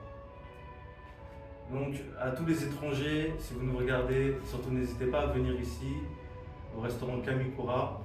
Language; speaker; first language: French; native; French